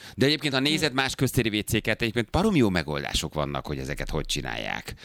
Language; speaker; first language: Hungarian; native; Hungarian